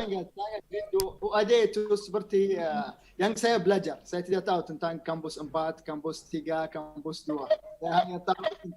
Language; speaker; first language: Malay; non-native, learner; Arabic